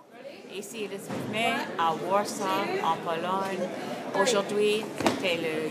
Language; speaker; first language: French; non-native, learner; English